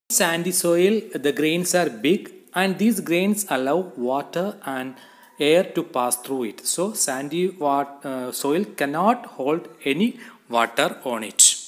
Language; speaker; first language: English; non-native, local second language; Malayalam